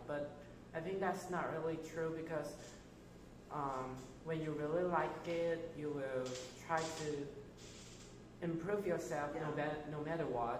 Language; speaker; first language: English; non-native, fluent; Chinese